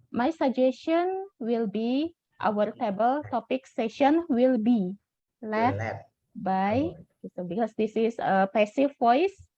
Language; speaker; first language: English; non-native, fluent; Indonesian